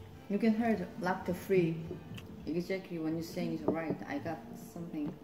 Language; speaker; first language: English; non-native, learner; Korean